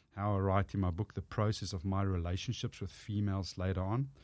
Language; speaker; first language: English; non-native, local second language; Afrikaans